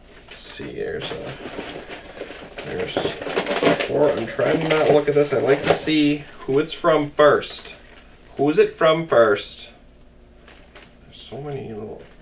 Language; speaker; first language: English; native; English